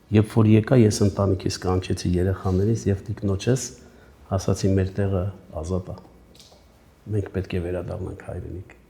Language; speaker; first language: Armenian; native; Armenian